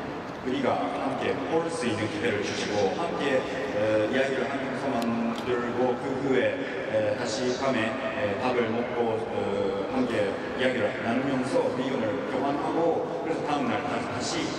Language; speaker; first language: Korean; non-native, fluent; Japanese